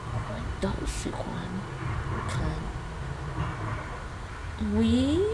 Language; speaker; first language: Chinese; non-native, learner; English